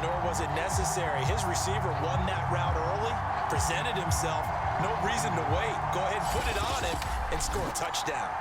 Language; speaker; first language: English; native; English